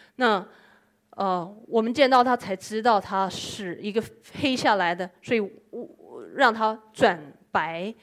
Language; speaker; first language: Chinese; non-native, fluent; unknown